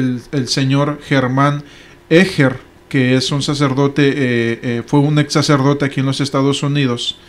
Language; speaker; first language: Spanish; native; Spanish